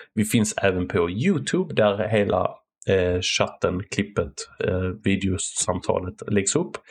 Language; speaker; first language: Swedish; early bilingual, other home language; Arabic